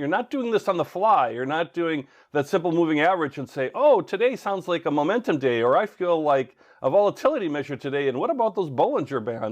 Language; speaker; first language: English; native; English